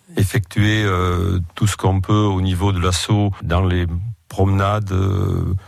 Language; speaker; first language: French; native; French